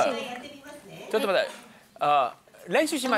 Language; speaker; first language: Japanese; non-native, learner; Korean